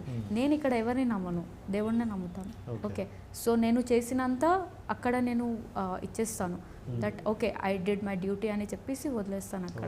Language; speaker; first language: Telugu; non-native, learner; Odia